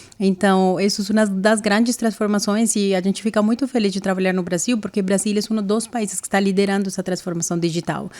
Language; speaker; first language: Portuguese; non-native, fluent; Spanish